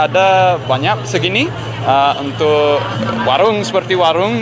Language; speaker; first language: Indonesian; non-native, learner; English